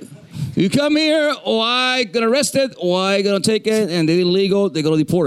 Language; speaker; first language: English; non-native, local second language; Spanish